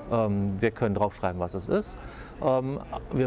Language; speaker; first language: German; native; German